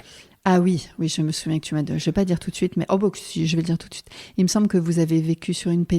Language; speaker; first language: French; native; French